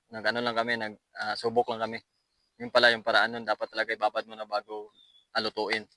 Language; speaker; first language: Filipino; native; Filipino